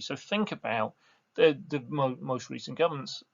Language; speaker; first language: English; native; English